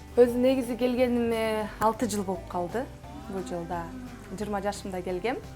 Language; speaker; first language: Kyrgyz; native; Kyrgyz